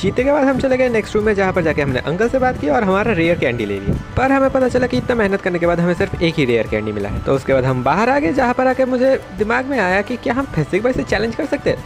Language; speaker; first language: Hindi; native; Hindi